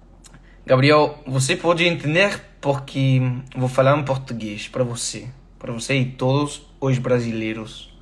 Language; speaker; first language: Portuguese; non-native, learner; English